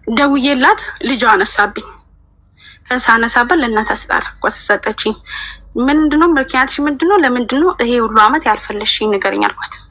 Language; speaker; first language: Amharic; native; Amharic